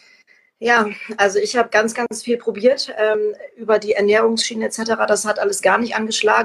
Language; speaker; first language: German; native; German